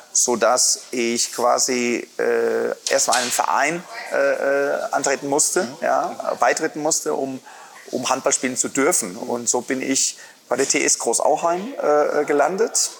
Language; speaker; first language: German; non-native, fluent; Spanish